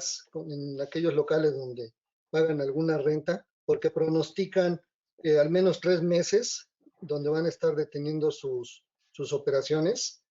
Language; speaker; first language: Spanish; native; Spanish